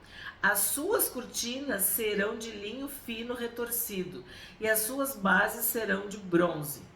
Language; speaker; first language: Portuguese; native; Portuguese